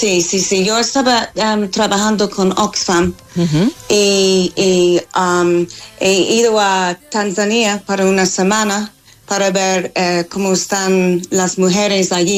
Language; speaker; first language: Spanish; non-native, fluent; English